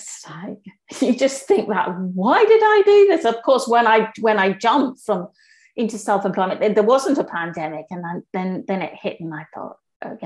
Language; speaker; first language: English; native; English